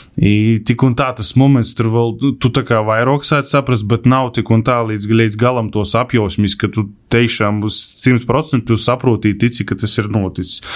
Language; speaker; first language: Latvian; native; Latvian